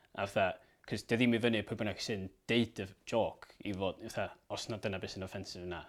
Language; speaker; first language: Welsh; native; Welsh